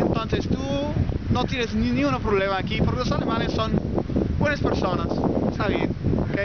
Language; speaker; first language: Spanish; non-native, learner; English